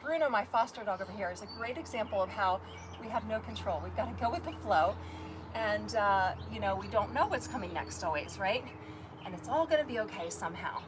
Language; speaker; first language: English; native; English